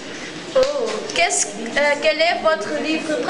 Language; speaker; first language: French; non-native, learner; Portuguese